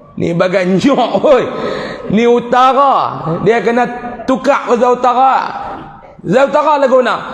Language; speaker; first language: Malay; native; Malay